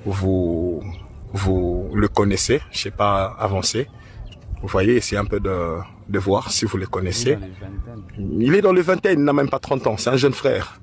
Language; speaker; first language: French; non-native, local second language; Lingala